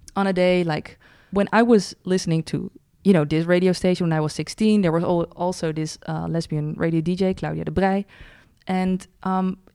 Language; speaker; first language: English; non-native, fluent; Dutch